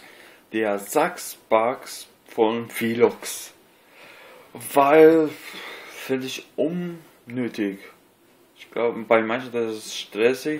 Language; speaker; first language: German; non-native, learner; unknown